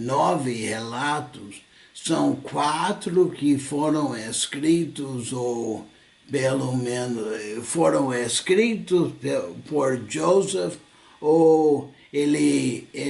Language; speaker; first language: Portuguese; non-native, fluent; English